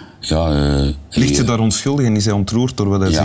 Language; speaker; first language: Dutch; native; Dutch